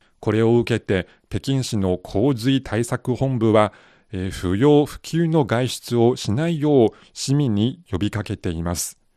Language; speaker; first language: Japanese; non-native, fluent; Chinese